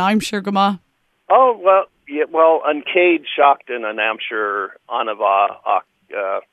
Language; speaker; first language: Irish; non-native, local second language; English